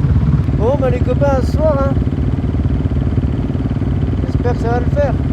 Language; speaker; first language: French; native; French